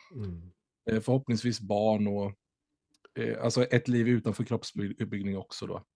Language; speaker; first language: Swedish; native; Swedish